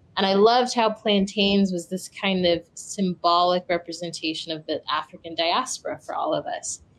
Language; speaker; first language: English; native; English